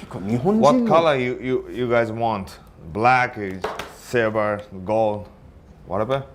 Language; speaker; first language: English; non-native, learner; Japanese